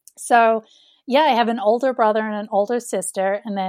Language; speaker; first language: English; native; English